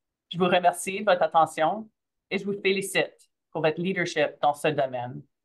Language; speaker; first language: French; early bilingual, heritage; French